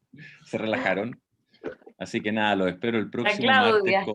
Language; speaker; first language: Spanish; native; Spanish